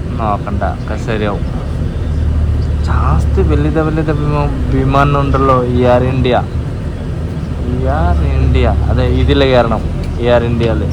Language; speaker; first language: Malayalam; non-native, learner; Bangla